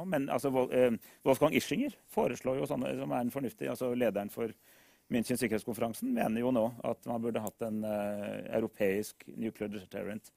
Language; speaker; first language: Norwegian; native; Norwegian